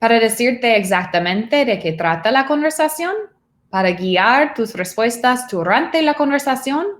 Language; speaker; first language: Spanish; non-native, fluent; English